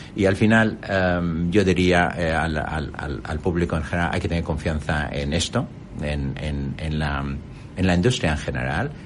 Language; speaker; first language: Spanish; non-native, fluent; Arabic